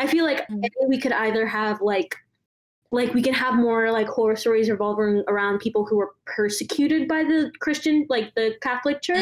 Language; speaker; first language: English; non-native, local second language; Malayalam